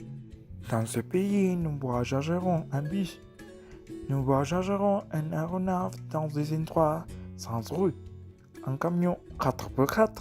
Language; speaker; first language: French; non-native, learner; Spanish